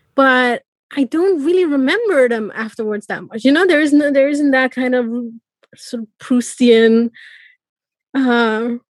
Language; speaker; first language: English; non-native, fluent; Persian